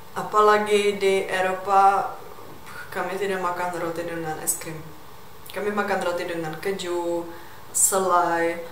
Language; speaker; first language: Indonesian; non-native, fluent; Czech